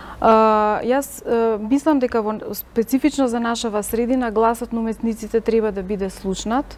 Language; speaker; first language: Macedonian; native; Macedonian